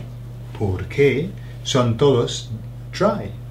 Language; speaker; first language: Spanish; non-native, fluent; English